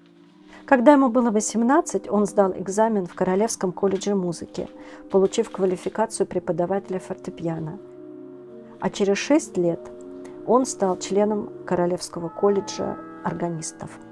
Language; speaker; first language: Russian; native; Russian